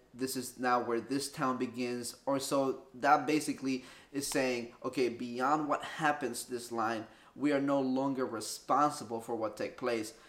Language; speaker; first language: English; early bilingual, other home language; Spanish